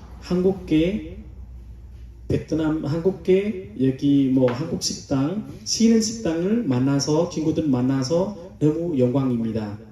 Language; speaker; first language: Korean; non-native, learner; Vietnamese